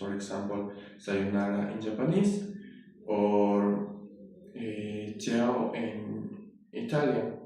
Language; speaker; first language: English; non-native, learner; Spanish